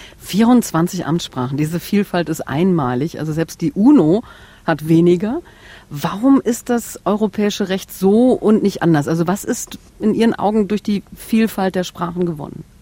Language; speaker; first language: German; native; German